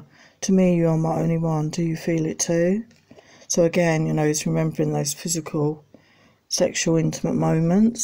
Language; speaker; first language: English; native; English